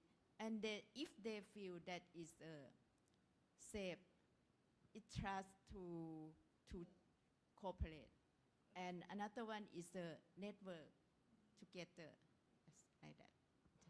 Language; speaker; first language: English; non-native, learner; Thai